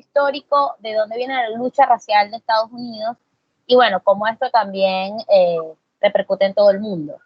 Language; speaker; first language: Spanish; native; Spanish